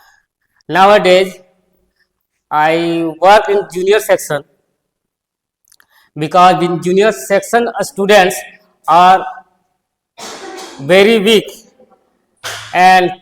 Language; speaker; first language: English; non-native, learner; Hindi